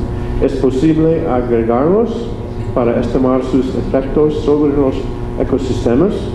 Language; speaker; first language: Spanish; non-native, learner; English